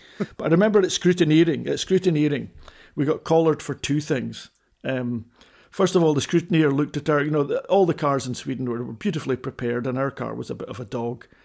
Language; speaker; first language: English; native; English